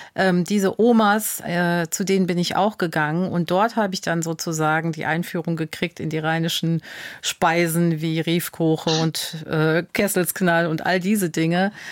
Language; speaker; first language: German; native; German